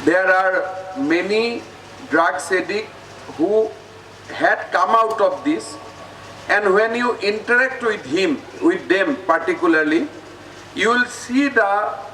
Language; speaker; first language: English; non-native, local second language; Assamese